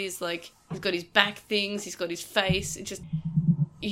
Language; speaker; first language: English; native; English